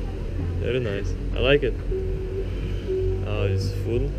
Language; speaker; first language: English; non-native, learner; Lithuanian